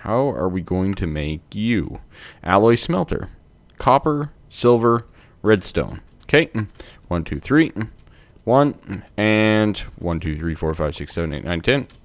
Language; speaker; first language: English; native; English